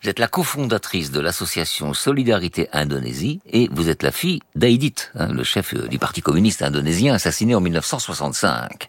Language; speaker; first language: French; native; French